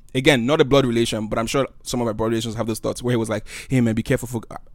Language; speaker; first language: English; non-native, local second language; Igbo